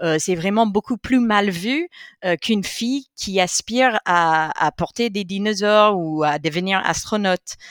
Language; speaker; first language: French; non-native, fluent; English